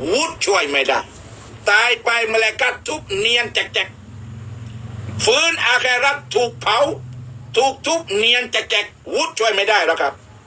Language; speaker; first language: Thai; non-native, local second language; Malay